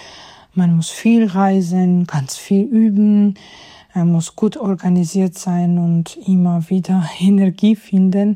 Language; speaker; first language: German; non-native, fluent; Georgian